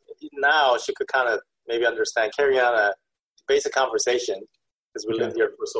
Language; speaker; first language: English; early bilingual, other home language; Korean